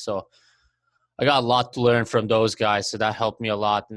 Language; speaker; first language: English; non-native, fluent; Latvian